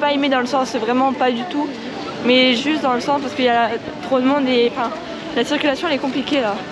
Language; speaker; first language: French; native; French